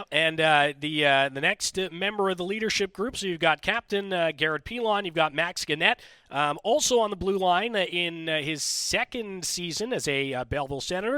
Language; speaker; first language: English; native; English